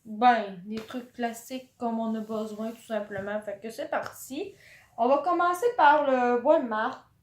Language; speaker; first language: French; native; French